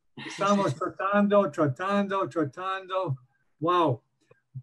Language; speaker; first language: Spanish; non-native, learner; English